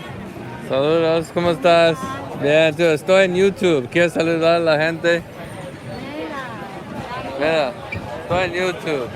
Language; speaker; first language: Spanish; non-native, learner; English